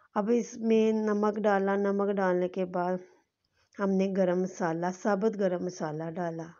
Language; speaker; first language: Urdu; non-native, local second language; Punjabi